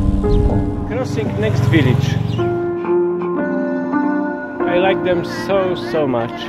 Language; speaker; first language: English; non-native, learner; Polish